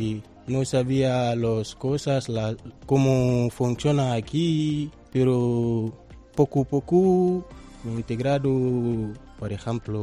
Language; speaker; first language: Spanish; non-native, learner; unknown